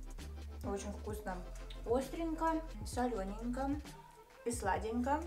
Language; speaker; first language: Russian; native; Russian